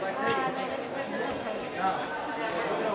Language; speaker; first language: Spanish; native; Spanish